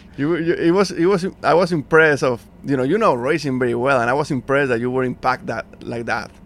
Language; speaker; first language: English; non-native, fluent; Spanish